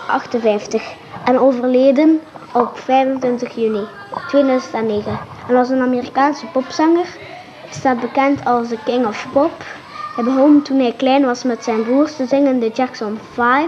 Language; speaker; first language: Dutch; native; Dutch